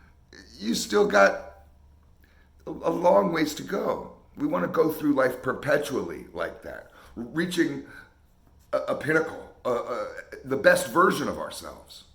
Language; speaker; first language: English; native; English